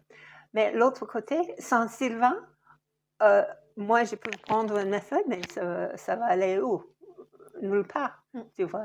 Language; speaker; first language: French; non-native, fluent; English